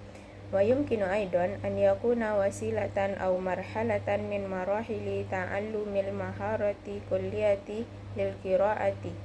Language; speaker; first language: Arabic; non-native, learner; Indonesian